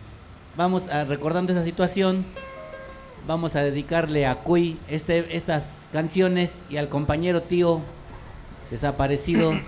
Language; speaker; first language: Spanish; native; Spanish